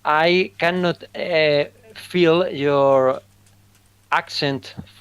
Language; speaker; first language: English; non-native, fluent; Spanish